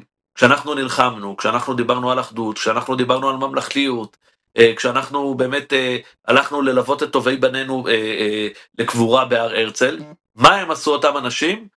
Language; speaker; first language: Hebrew; native; Hebrew